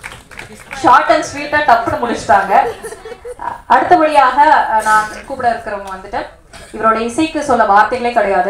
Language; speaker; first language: Tamil; native; Tamil